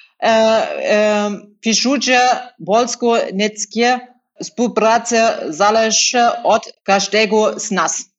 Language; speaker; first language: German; native; German